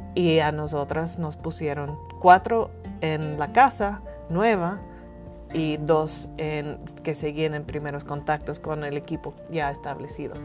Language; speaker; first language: Spanish; non-native, fluent; English